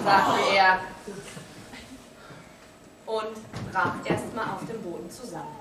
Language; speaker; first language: German; native; German